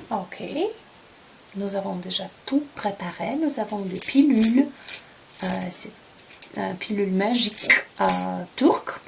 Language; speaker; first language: French; non-native, fluent; Polish